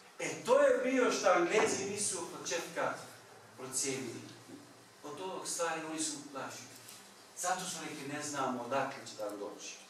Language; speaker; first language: Bosnian; non-native, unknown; Turkish